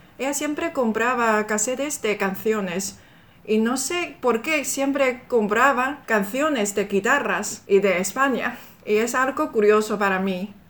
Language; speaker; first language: Spanish; non-native, fluent; Chinese